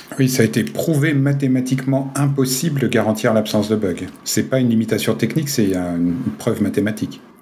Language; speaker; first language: French; native; French